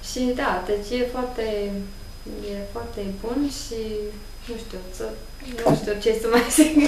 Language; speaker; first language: Romanian; non-native, learner; English